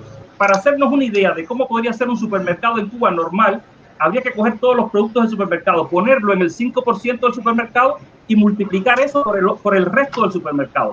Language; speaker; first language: Spanish; native; Spanish